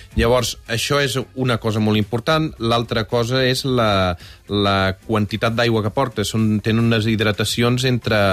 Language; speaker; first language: Catalan; native; Catalan